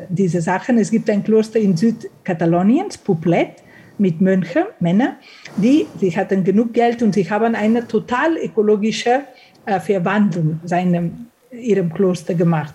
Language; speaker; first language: German; non-native, fluent; Catalan